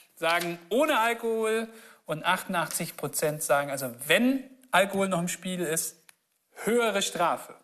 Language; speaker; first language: German; native; German